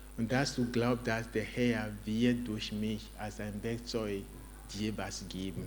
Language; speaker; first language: German; non-native, fluent; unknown